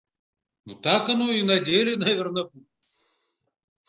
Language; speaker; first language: Russian; native; Russian